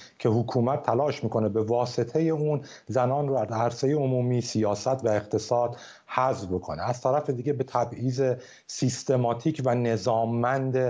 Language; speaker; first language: Persian; native; Persian